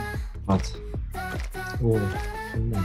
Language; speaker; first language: Korean; non-native, learner; English